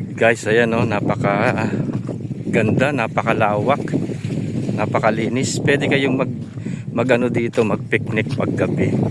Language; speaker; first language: Filipino; non-native, local second language; Pampanga